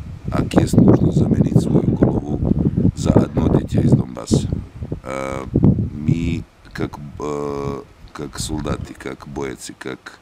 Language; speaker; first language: Russian; non-native, learner; Serbian